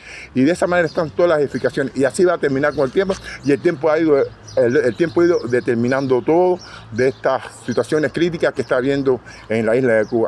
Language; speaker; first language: Spanish; native; Spanish